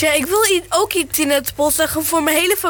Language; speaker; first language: Dutch; early bilingual, other home language; Polish